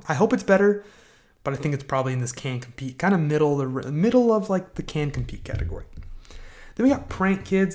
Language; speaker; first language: English; native; English